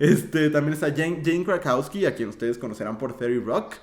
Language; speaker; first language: Spanish; native; Spanish